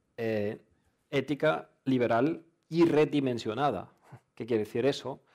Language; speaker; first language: Spanish; non-native, fluent; German